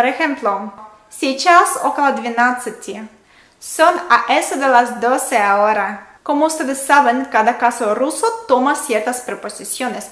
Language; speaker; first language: Spanish; non-native, fluent; Russian